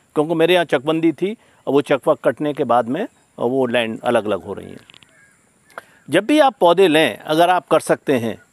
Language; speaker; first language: Hindi; native; Hindi